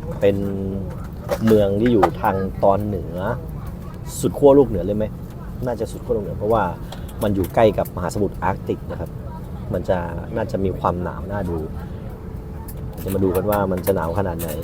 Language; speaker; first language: Thai; native; Thai